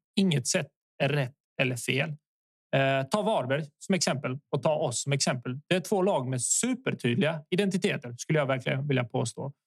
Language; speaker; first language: Swedish; early bilingual, other home language; Bosnian